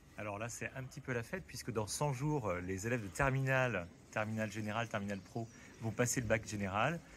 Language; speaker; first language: French; native; French